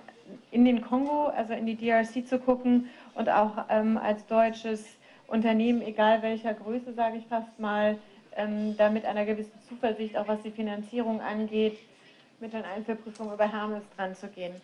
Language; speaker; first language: German; native; German